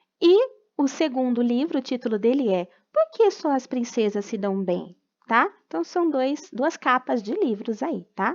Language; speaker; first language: Portuguese; native; Portuguese